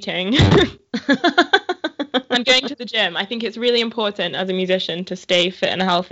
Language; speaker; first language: English; native; English